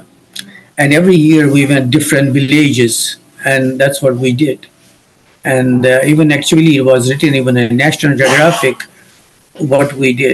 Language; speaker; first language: English; non-native, local second language; Kashmiri